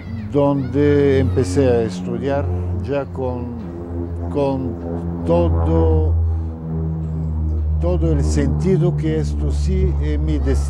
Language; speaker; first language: Spanish; non-native, fluent; Bulgarian